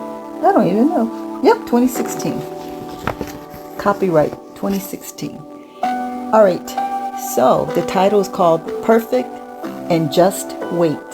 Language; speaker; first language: English; native; English